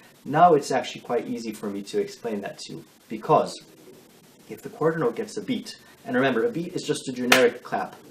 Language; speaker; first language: English; native; English